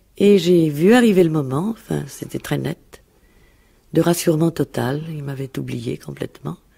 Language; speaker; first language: French; native; French